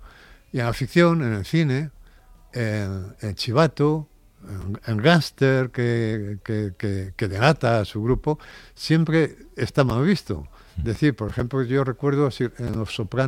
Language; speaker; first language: Spanish; native; Spanish